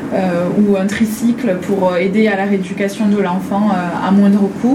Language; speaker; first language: French; native; French